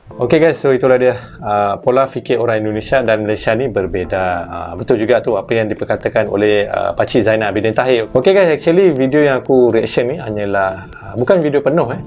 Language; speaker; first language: Malay; native; Malay